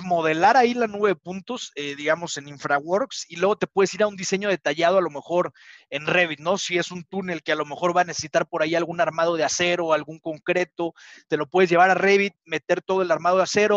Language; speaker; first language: Spanish; native; Spanish